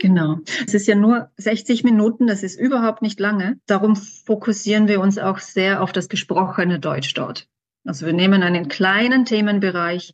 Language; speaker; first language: German; native; German